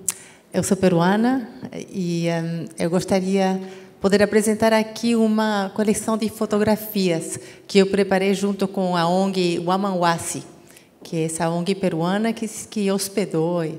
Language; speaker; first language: Portuguese; non-native, fluent; Spanish